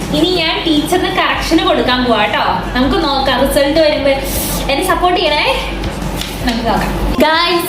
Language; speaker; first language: Malayalam; early bilingual, heritage; Malayalam